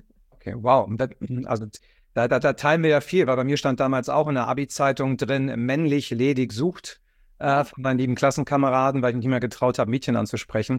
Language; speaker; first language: German; native; German